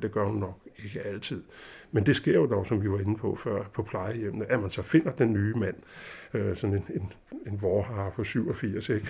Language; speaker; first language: Danish; native; Danish